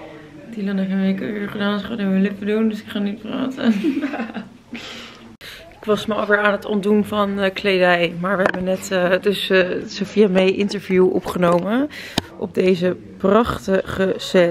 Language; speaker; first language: Dutch; native; Dutch